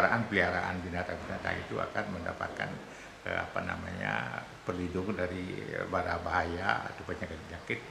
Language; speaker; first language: Indonesian; non-native, local second language; Balinese